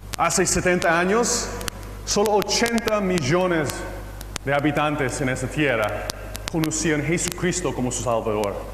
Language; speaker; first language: Spanish; non-native, fluent; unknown